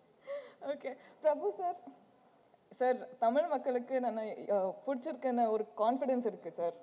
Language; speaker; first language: Tamil; non-native, learner; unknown